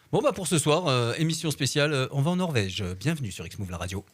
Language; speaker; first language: French; native; French